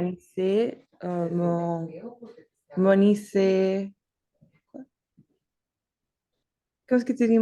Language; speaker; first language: French; non-native, learner; Spanish